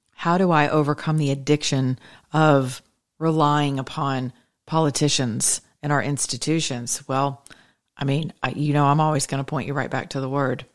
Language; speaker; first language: English; native; English